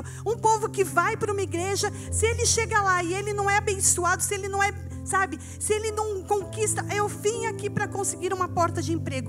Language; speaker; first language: Portuguese; native; Portuguese